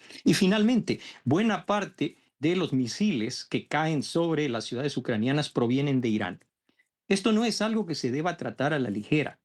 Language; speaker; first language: Spanish; native; Spanish